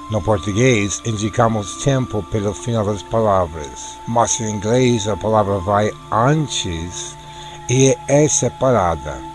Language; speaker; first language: Portuguese; non-native, fluent; English